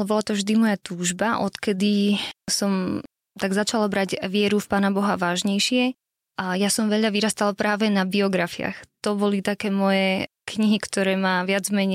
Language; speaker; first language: Slovak; native; Slovak